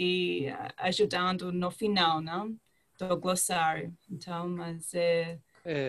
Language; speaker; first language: Portuguese; non-native, fluent; English